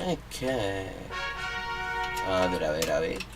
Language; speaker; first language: Swedish; non-native, learner; English